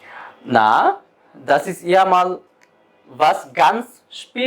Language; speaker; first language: German; non-native, fluent; Bangla